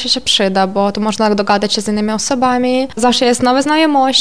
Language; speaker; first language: Polish; non-native, fluent; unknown